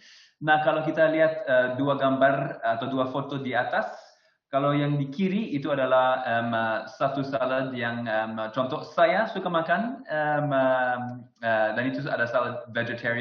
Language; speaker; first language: Indonesian; non-native, fluent; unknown